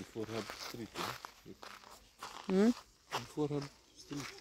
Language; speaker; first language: English; non-native, learner; Romanian